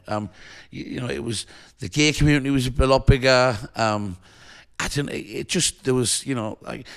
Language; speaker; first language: English; native; English